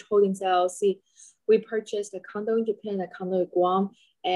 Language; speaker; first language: English; non-native, fluent; Chinese